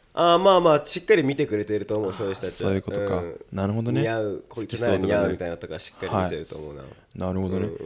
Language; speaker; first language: Japanese; native; Japanese